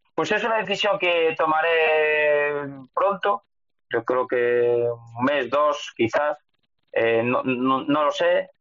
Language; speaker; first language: Spanish; native; Spanish